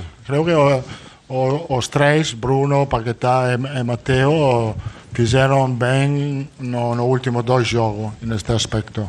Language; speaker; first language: Portuguese; non-native, fluent; Italian